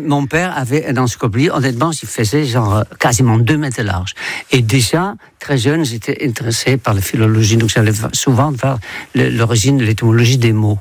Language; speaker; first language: French; non-native, fluent; Dutch